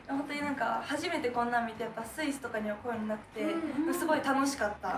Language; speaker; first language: Japanese; native; Japanese